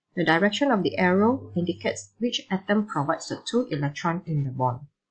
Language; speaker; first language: English; non-native, local second language; Chinese